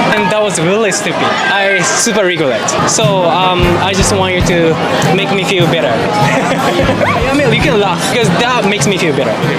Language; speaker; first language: English; non-native, fluent; Japanese